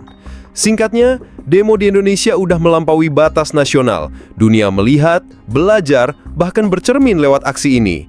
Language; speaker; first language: Indonesian; native; Indonesian